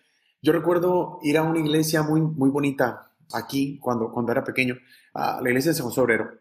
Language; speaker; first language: Spanish; native; Spanish